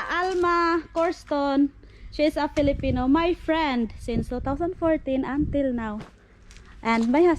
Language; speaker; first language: English; non-native, local second language; Cebuano